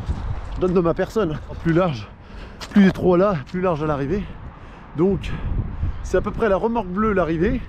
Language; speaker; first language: French; native; French